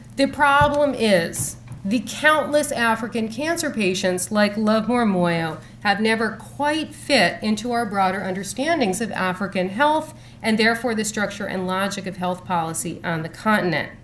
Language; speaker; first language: English; native; English